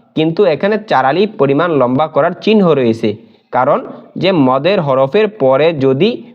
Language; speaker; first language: Bangla; native; Bangla